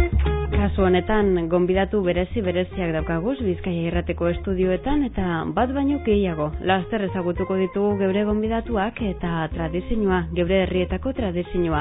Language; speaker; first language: Basque; native; Basque